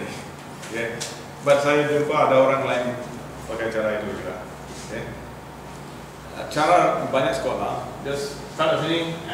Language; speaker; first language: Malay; non-native, local second language; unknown